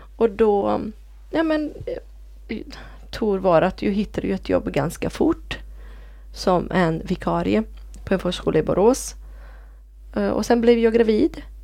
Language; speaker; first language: Swedish; non-native, fluent; Italian